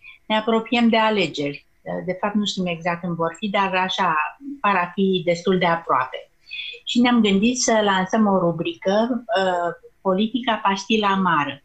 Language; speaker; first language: Romanian; native; Romanian